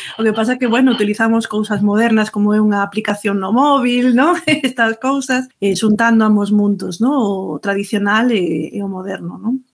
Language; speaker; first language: Galician; non-native, local second language; Spanish